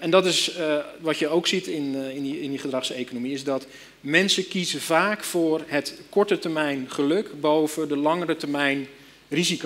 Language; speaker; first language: Dutch; native; Dutch